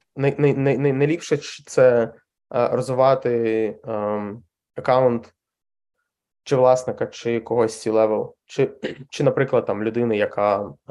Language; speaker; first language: Ukrainian; non-native, local second language; Russian